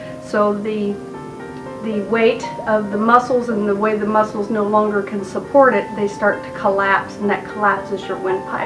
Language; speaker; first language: English; native; English